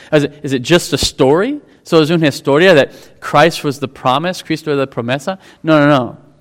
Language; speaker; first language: English; native; English